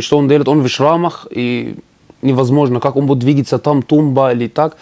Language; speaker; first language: Russian; non-native, learner; Arabic